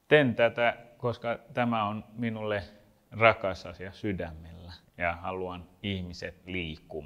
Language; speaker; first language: Finnish; non-native, fluent; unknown